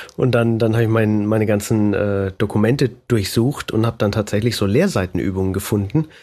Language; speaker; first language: German; native; German